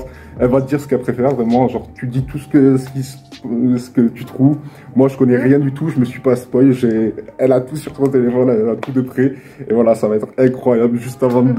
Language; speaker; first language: French; native; French